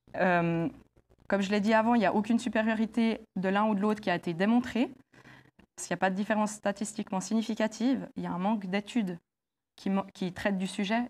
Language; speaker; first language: French; native; French